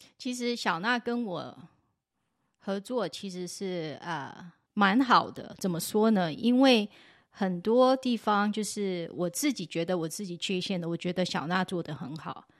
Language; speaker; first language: Chinese; early bilingual, heritage; Chinese